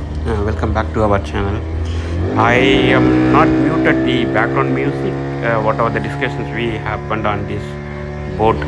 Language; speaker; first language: English; non-native, local second language; Tamil